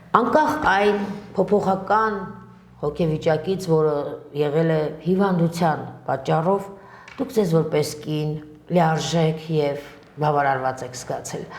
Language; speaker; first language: Armenian; native; Armenian